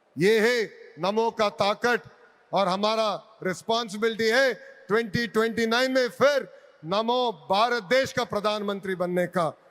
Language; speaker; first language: Hindi; non-native, local second language; Telugu